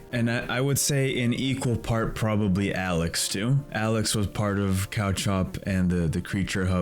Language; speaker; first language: English; native; English